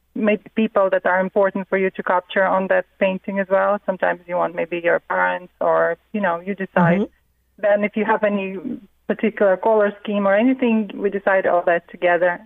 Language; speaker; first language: English; non-native, fluent; Russian